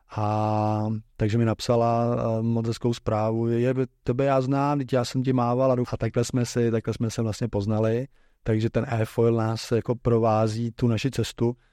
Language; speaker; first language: Czech; native; Czech